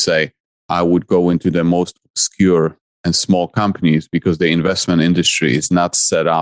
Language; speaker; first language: English; non-native, fluent; Polish